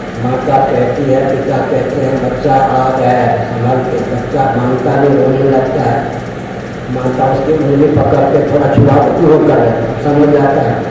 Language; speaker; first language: Hindi; non-native, local second language; Maithili